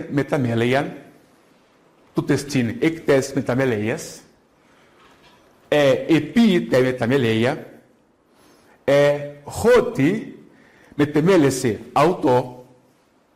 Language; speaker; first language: Greek; non-native, fluent; Portuguese